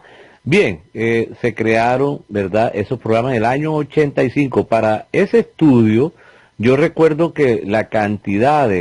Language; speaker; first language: Spanish; native; Spanish